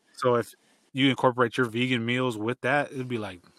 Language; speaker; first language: English; early bilingual, other home language; Filipino